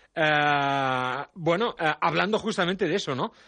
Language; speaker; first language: Spanish; non-native, local second language; Catalan